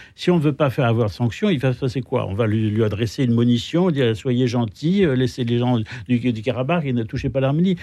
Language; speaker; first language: French; native; French